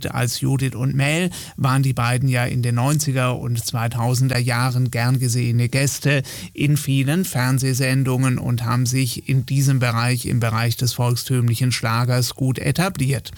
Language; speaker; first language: German; native; German